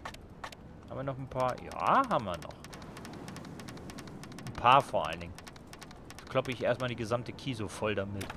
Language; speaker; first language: German; native; German